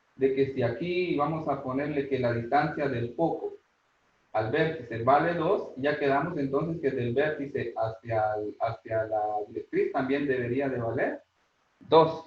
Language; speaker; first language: Spanish; native; Spanish